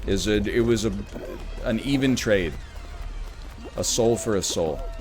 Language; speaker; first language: English; native; English